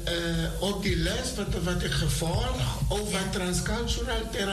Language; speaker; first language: Dutch; non-native, learner; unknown